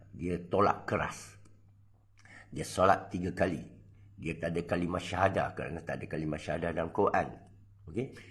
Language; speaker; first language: Malay; non-native, local second language; Chinese